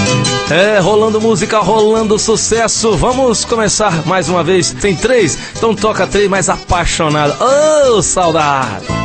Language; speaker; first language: Portuguese; native; Portuguese